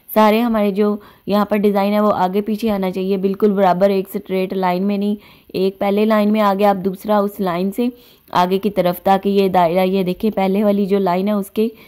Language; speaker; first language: Urdu; native; Urdu